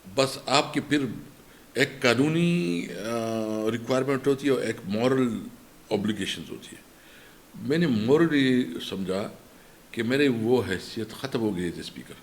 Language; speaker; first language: Urdu; non-native, local second language; Pashto